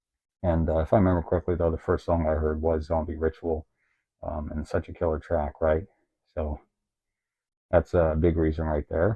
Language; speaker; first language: English; native; English